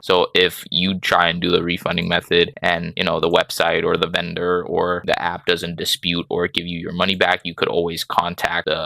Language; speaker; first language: English; native; English